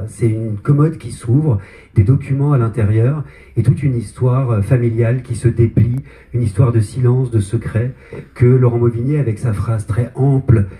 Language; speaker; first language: French; native; French